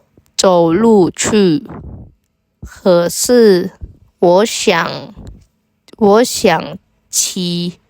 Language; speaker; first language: Chinese; non-native, fluent; Indonesian